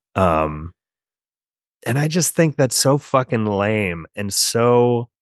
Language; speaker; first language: English; native; English